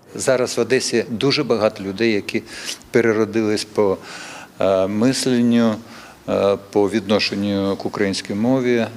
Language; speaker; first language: Ukrainian; non-native, local second language; Russian